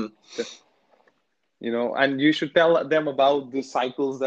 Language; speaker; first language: English; non-native, local second language; Hindi